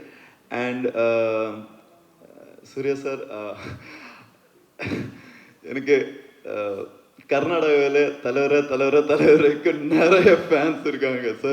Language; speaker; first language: Tamil; non-native, learner; Kannada